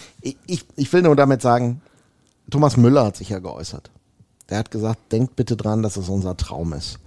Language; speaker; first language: German; native; German